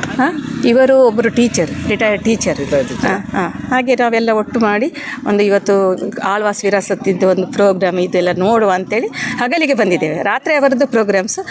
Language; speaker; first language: Kannada; native; Kannada